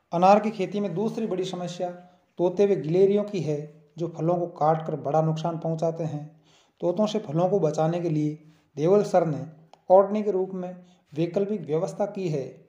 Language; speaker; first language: Hindi; native; Hindi